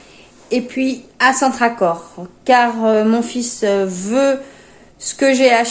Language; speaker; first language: French; native; French